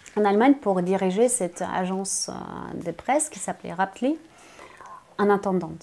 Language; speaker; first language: French; non-native, fluent; Russian